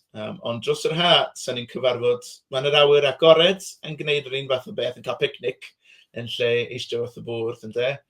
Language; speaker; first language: Welsh; non-native, fluent; English